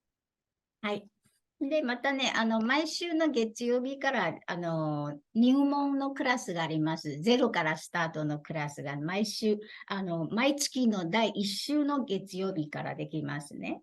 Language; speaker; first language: Japanese; non-native, fluent; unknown